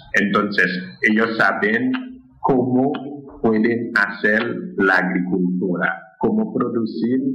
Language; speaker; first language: Spanish; non-native, fluent; Haitian Creole